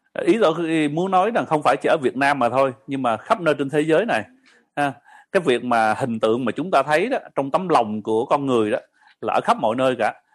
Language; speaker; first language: Vietnamese; early bilingual, heritage; Vietnamese